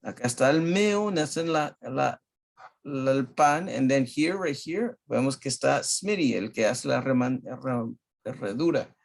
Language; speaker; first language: Spanish; early bilingual, heritage; Spanish